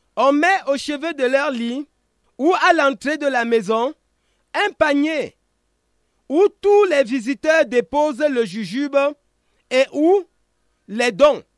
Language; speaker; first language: French; non-native, local second language; Ghomala